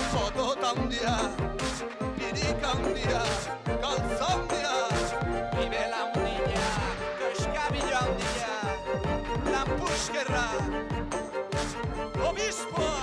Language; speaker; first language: Basque; native; Basque